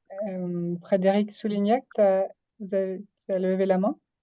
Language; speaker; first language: French; native; French